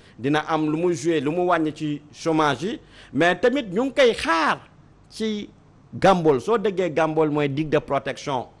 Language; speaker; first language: Wolof; non-native, local second language; Fula